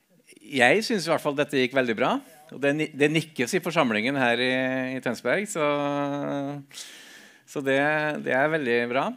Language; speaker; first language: Norwegian; native; Norwegian